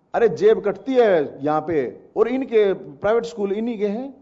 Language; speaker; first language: Hindi; native; Hindi